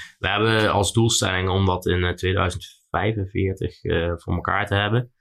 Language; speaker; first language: Dutch; native; Dutch